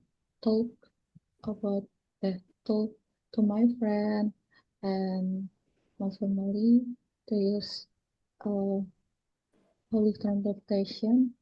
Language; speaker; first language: English; non-native, learner; Indonesian